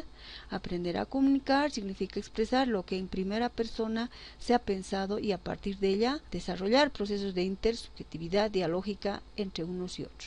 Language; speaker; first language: Spanish; native; Spanish